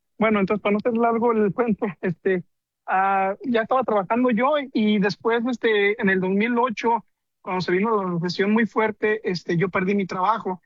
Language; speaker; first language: Spanish; native; Spanish